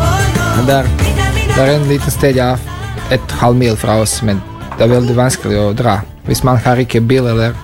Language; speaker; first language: Norwegian; non-native, learner; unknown